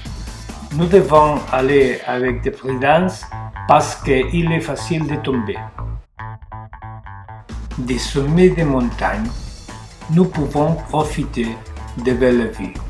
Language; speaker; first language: French; non-native, learner; Spanish